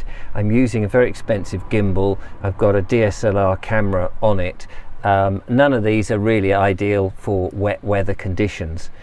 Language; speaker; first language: English; native; English